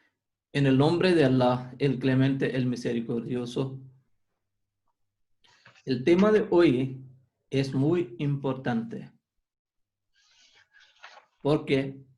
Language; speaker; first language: Spanish; non-native, fluent; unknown